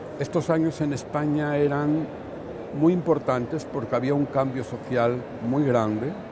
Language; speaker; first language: Spanish; native; Spanish